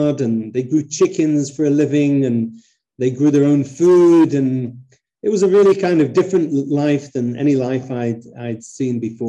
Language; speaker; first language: English; native; English